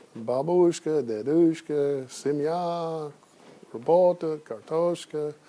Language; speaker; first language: Russian; non-native, learner; English